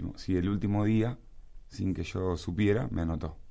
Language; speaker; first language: Spanish; native; Spanish